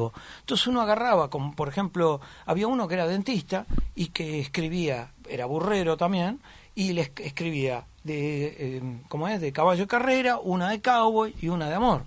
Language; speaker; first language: Spanish; native; Spanish